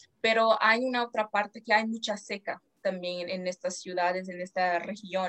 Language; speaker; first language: Spanish; non-native, fluent; Portuguese